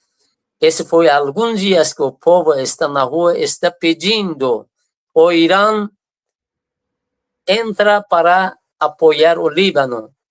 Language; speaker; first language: Portuguese; non-native, fluent; Persian